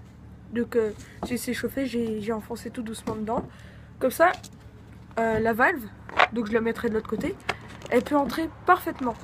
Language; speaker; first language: French; native; French